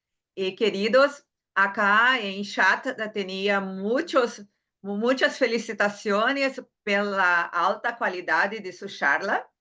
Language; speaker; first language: Spanish; non-native, learner; Portuguese